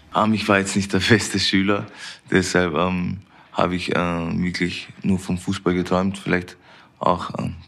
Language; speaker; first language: German; native; German